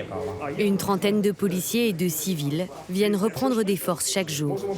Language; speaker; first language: French; native; French